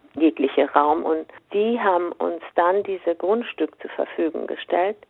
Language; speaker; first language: German; non-native, fluent; Persian